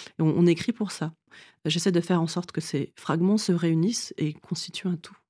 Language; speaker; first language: French; early bilingual, other home language; Vietnamese